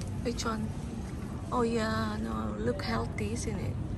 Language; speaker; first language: English; non-native, fluent; Indonesian